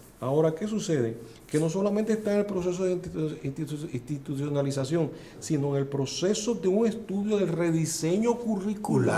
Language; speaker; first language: Spanish; native; Spanish